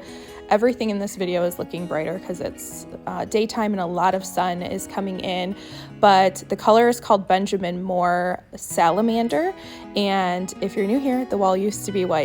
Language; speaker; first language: English; native; English